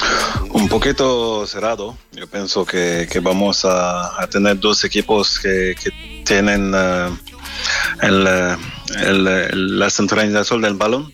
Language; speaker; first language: Spanish; non-native, fluent; French